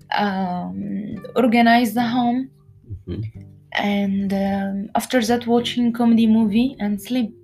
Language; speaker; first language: English; non-native, learner; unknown